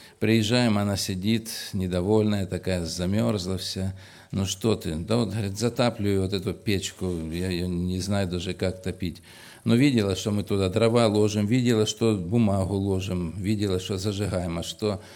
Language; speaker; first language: Russian; native; Russian